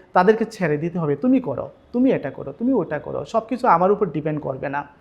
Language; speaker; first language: Bangla; native; Bangla